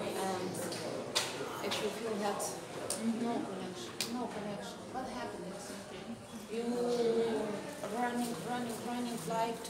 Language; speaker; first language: English; non-native, learner; Lithuanian